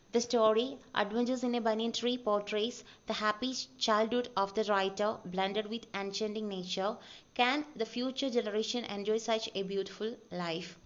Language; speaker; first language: English; non-native, local second language; Malayalam